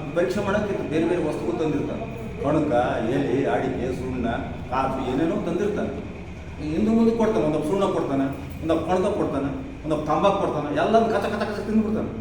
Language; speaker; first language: Kannada; native; Kannada